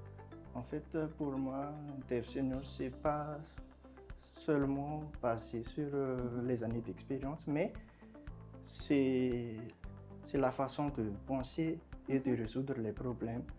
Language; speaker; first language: French; non-native, local second language; Malagasy